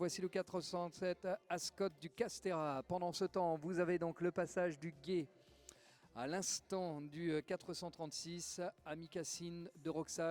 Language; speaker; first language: French; native; French